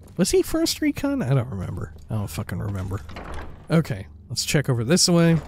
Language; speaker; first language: English; native; English